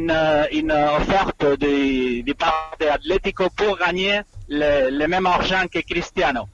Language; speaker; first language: French; non-native, fluent; Spanish